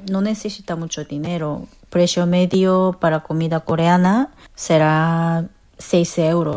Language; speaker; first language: Spanish; non-native, fluent; Korean